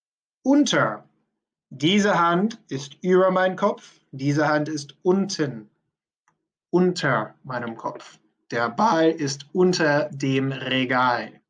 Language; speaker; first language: German; non-native, fluent; English